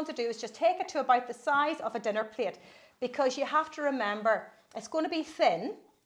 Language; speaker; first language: English; native; English